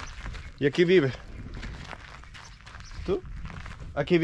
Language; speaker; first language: Spanish; non-native, fluent; Danish